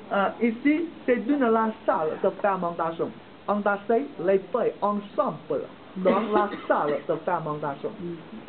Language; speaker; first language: French; non-native, learner; Chinese